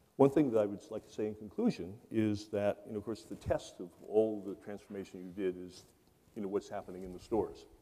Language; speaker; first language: English; native; English